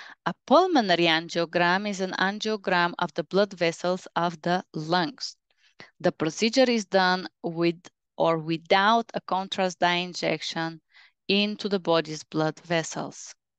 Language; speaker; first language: English; non-native, fluent; Bulgarian